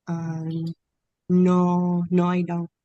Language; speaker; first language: English; non-native, learner; Vietnamese